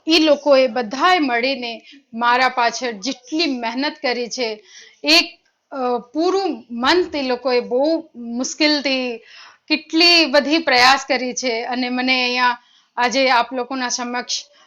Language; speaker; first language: Gujarati; non-native, learner; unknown